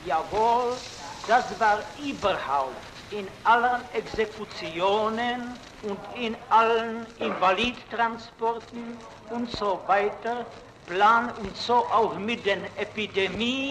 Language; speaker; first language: German; non-native, fluent; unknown